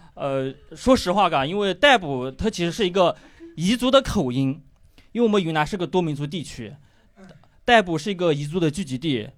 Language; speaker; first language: Chinese; native; Chinese